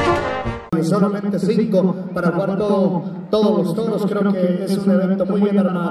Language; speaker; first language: Spanish; native; Spanish